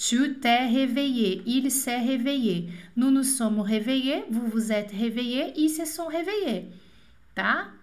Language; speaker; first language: French; non-native, fluent; Portuguese